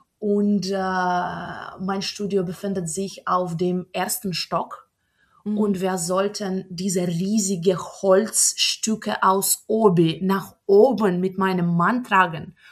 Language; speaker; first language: German; non-native, fluent; Russian